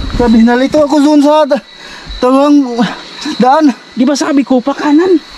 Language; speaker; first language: Filipino; native; Filipino